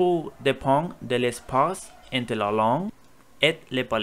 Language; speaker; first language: French; non-native, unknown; Spanish